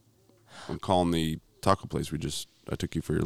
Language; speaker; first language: English; native; English